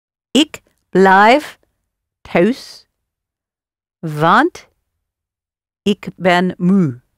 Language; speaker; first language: Dutch; non-native, learner; English